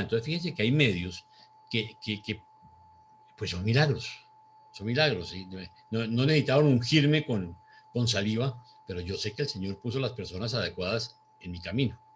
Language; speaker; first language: Spanish; native; Spanish